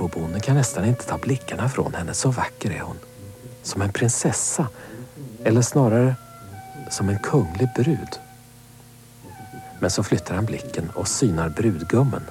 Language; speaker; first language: Swedish; native; Swedish